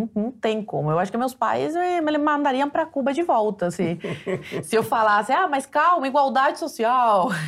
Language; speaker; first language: Portuguese; early bilingual, other home language; Spanish